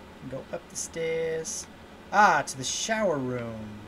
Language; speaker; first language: English; native; English